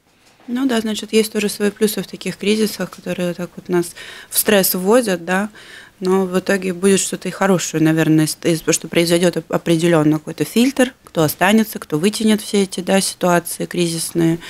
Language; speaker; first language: Russian; native; Russian